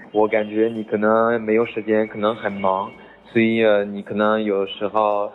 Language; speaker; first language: Chinese; non-native, fluent; French